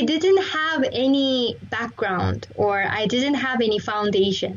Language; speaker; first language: English; non-native, fluent; Japanese